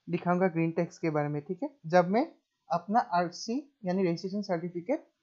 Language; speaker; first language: Hindi; non-native, local second language; Assamese